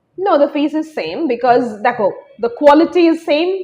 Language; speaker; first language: English; non-native, local second language; Bangla